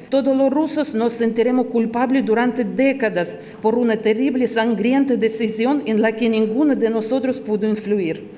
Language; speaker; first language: Spanish; non-native, fluent; Russian